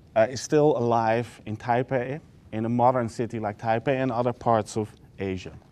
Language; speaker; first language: English; non-native, fluent; Dutch